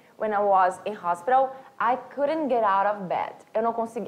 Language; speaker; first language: English; non-native, fluent; Portuguese